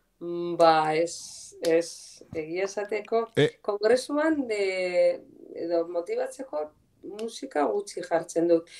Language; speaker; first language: Basque; non-native, local second language; Spanish